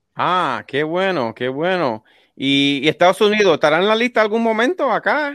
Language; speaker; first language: Spanish; early bilingual, heritage; Spanish